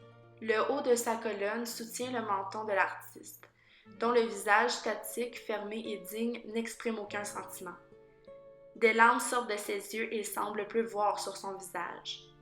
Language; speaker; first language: French; native; French